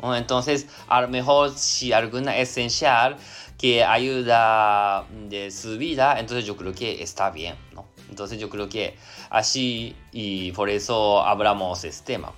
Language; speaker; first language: Spanish; non-native, learner; Japanese